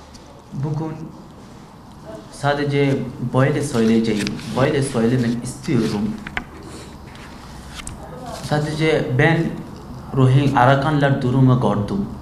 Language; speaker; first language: Turkish; non-native, learner; Bangla